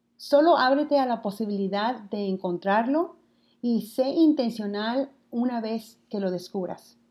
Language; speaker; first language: Spanish; early bilingual, heritage; Spanish